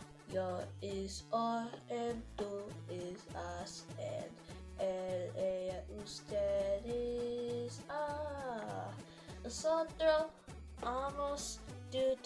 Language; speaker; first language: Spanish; non-native, learner; English